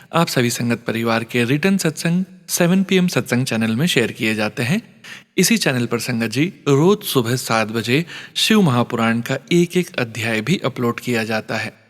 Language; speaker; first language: Hindi; native; Hindi